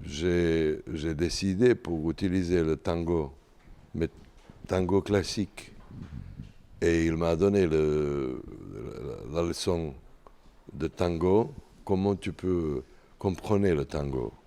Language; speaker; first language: French; non-native, learner; Serbian